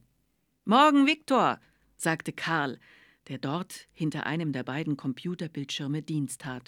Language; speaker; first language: German; native; German